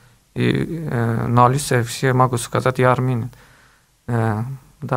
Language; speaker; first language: Russian; non-native, learner; Turkish